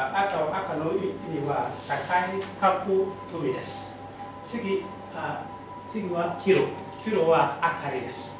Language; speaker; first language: Japanese; non-native, learner; Mossi